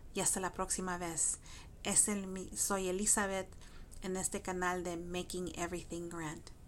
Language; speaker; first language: Spanish; early bilingual, heritage; Spanish